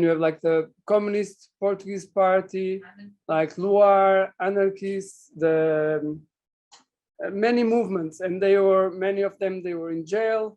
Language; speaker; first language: English; non-native, fluent; Portuguese